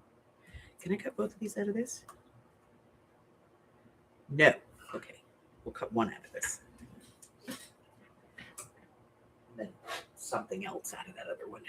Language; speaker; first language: English; native; English